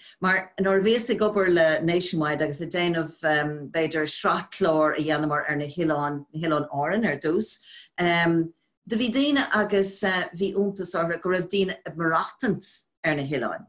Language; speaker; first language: Irish; non-native, local second language; English